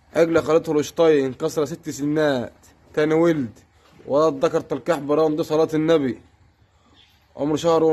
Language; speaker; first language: Arabic; native; Arabic